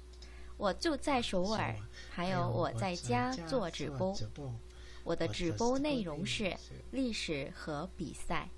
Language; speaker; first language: Chinese; non-native, learner; Korean